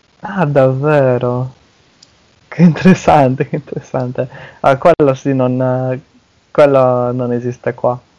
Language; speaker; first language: Italian; non-native, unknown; English